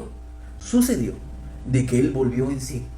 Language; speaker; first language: Spanish; native; Spanish